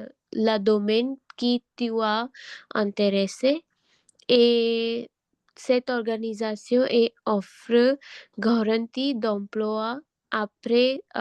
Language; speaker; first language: French; non-native, learner; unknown